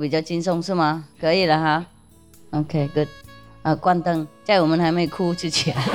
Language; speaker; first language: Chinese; non-native, fluent; Vietnamese